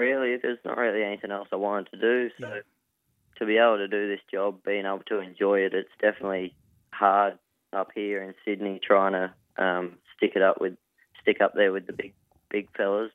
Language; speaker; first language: English; native; English